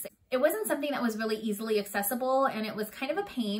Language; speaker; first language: English; native; English